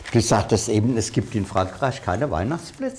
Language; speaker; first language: German; native; German